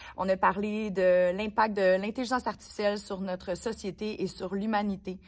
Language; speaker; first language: French; native; French